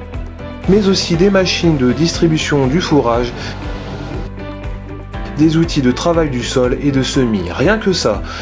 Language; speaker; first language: French; native; French